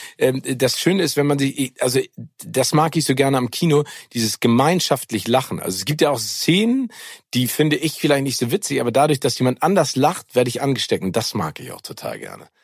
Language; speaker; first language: German; native; German